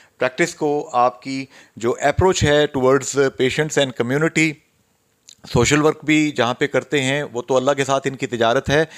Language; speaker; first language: Urdu; non-native, local second language; Pahari-Potwari